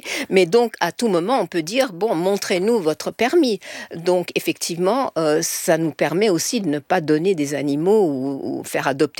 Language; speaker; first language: French; native; French